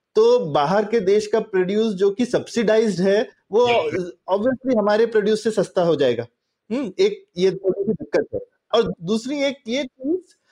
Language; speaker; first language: Hindi; native; Hindi